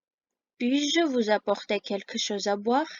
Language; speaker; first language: French; non-native, fluent; Armenian